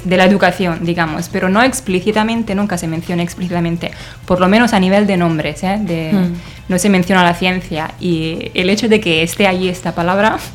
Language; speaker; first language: Spanish; non-native, fluent; Italian